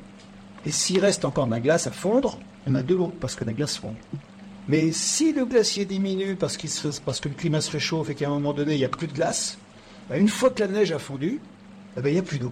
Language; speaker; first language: French; native; French